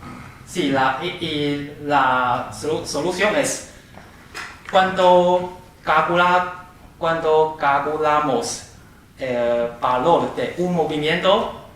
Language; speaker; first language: Spanish; non-native, fluent; Chinese